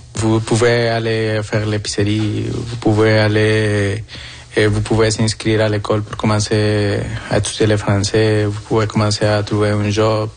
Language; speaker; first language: French; non-native, fluent; Spanish